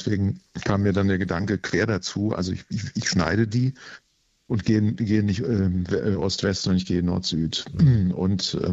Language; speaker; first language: German; native; German